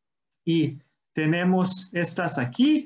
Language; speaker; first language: Spanish; non-native, fluent; English